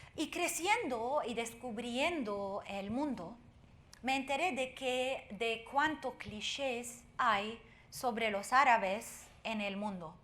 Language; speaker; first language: Spanish; non-native, fluent; Arabic